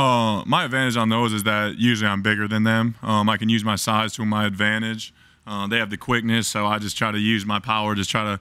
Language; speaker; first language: English; native; English